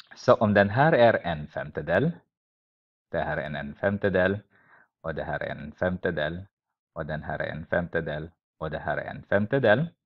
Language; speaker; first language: Swedish; non-native, fluent; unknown